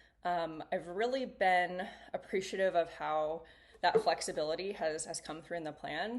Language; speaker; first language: English; native; English